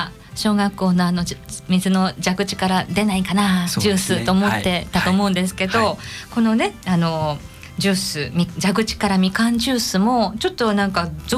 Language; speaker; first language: Japanese; native; Japanese